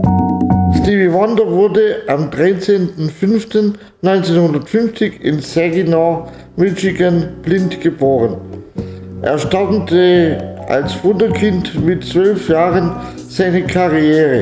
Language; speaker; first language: German; native; German